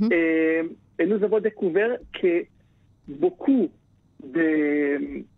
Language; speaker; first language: French; non-native, fluent; Hebrew